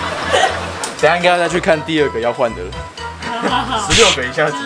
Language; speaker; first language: Chinese; native; Chinese